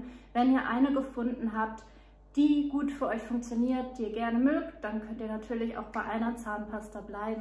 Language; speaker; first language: German; native; German